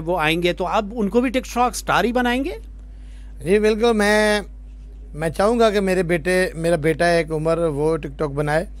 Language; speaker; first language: Urdu; non-native, local second language; Punjabi